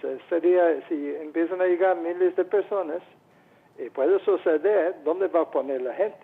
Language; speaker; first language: Spanish; non-native, fluent; English